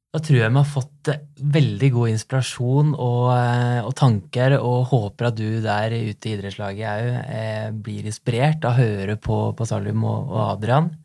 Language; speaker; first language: Norwegian; native; Norwegian